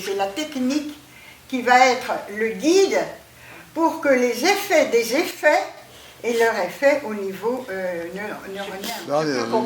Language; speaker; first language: French; native; French